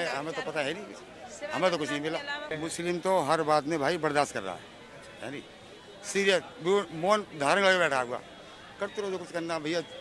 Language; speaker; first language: Hindi; native; Hindi